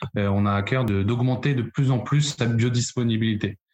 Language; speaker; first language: French; native; French